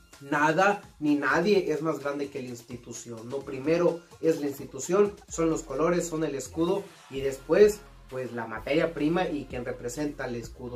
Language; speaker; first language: Spanish; native; Spanish